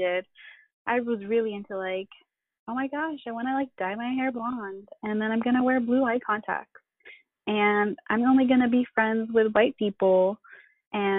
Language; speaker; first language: English; non-native, local second language; Filipino